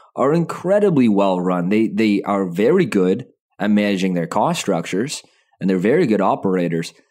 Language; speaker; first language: English; native; English